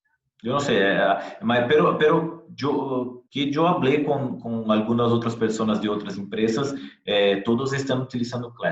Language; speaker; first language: Spanish; non-native, fluent; Portuguese